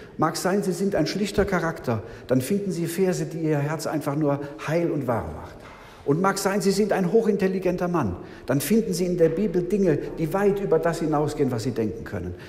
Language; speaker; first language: German; native; German